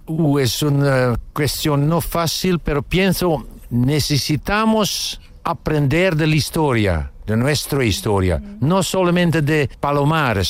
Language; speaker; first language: Spanish; non-native, learner; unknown